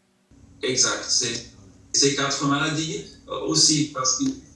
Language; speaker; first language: French; non-native, local second language; German